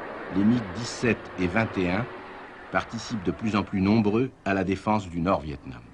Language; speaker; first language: French; native; French